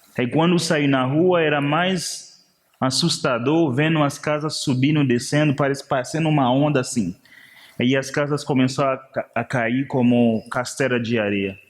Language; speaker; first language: Portuguese; non-native, fluent; Haitian Creole